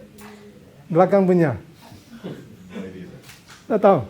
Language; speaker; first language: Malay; non-native, local second language; Cantonese